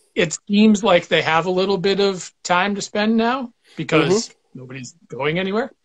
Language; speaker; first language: English; native; English